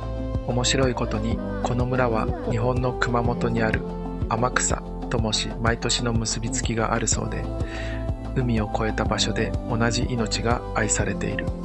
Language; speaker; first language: Japanese; native; Japanese